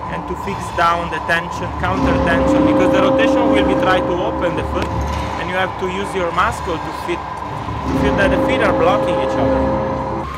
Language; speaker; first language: English; non-native, fluent; Italian